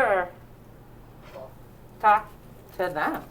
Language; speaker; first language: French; non-native, fluent; English